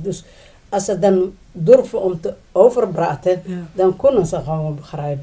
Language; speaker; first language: Dutch; non-native, learner; Somali